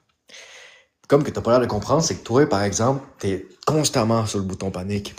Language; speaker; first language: French; native; French